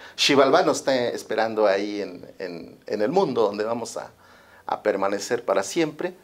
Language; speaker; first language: Spanish; non-native, local second language; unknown